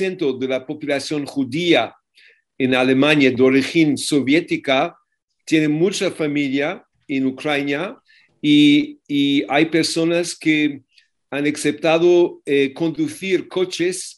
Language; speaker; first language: Spanish; non-native, fluent; English